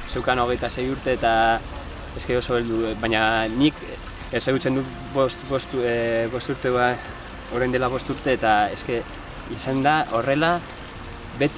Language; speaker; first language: Basque; non-native, local second language; Spanish